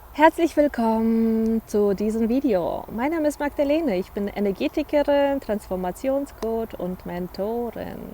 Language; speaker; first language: German; early bilingual, other home language; Polish